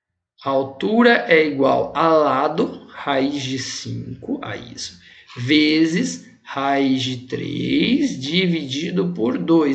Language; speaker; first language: Portuguese; native; Portuguese